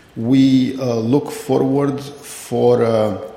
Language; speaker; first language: English; non-native, fluent; Albanian